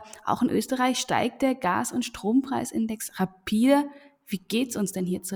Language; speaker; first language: German; native; German